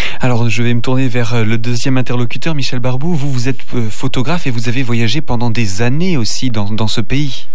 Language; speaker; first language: French; native; French